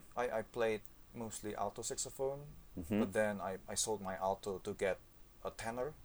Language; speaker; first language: English; non-native, fluent; Indonesian